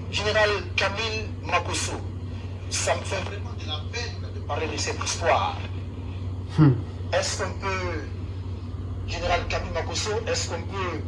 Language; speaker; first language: French; native; French